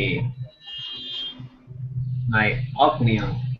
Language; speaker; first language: English; non-native, learner; Spanish